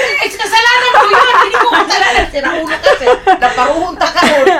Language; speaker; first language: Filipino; non-native, local second language; Cebuano